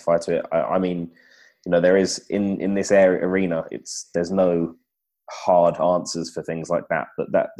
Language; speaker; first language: English; native; English